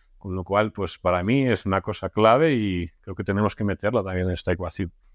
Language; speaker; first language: Spanish; non-native, fluent; Russian